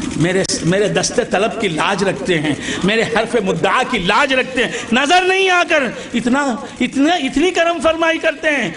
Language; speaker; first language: Urdu; native; Urdu